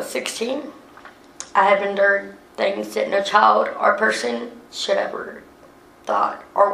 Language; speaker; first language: English; native; English